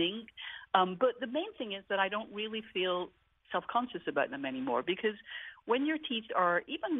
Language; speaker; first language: English; native; English